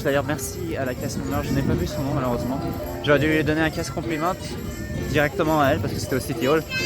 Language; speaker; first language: French; native; French